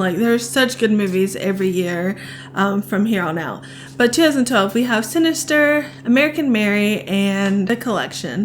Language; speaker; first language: English; native; English